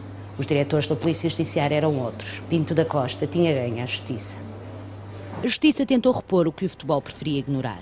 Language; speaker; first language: Portuguese; native; Portuguese